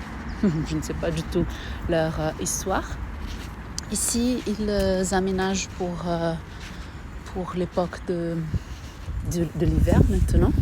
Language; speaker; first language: French; non-native, fluent; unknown